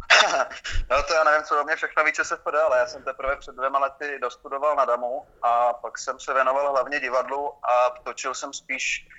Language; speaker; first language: Czech; native; Czech